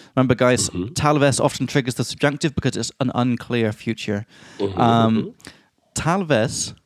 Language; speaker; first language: English; native; English